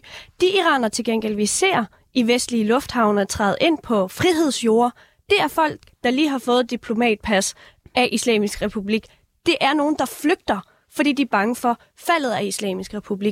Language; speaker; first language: Danish; early bilingual, other home language; Persian